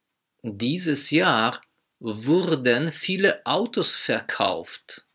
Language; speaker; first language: German; non-native, fluent; Polish